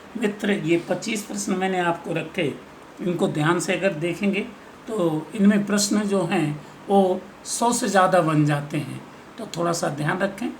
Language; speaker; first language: Hindi; native; Hindi